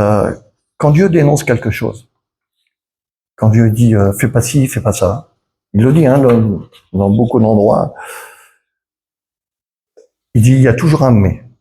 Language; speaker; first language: French; native; French